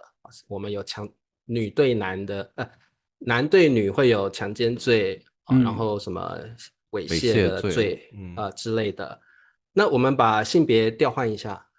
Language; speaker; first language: Chinese; native; Chinese